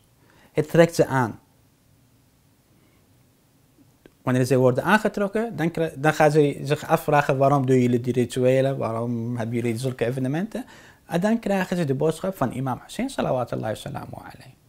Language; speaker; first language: Dutch; non-native, fluent; Arabic